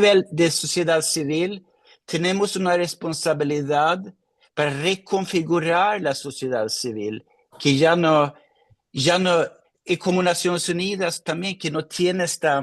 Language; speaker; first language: Spanish; non-native, fluent; Swedish